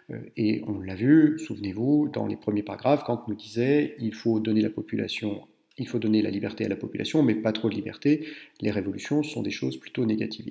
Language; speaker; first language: French; native; French